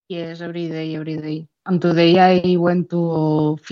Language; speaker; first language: English; non-native, learner; Spanish